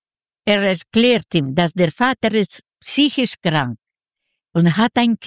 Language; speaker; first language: German; non-native, learner; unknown